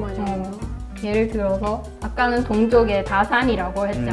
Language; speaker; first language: Korean; non-native, fluent; Chinese